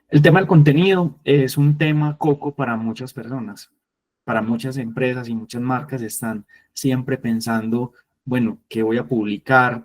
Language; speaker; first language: Spanish; native; Spanish